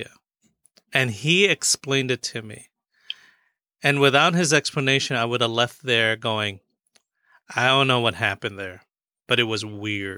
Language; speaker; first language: English; native; English